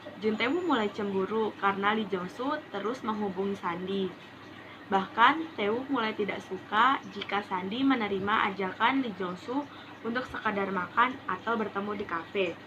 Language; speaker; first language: Indonesian; native; Indonesian